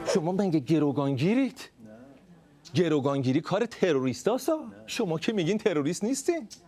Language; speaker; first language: Persian; native; Persian